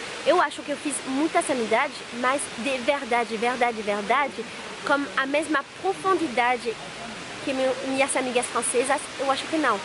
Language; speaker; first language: Portuguese; non-native, fluent; French